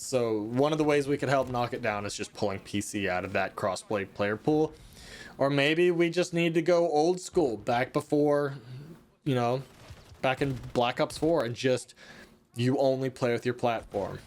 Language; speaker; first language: English; native; English